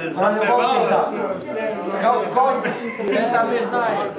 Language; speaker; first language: Russian; non-native, local second language; Latvian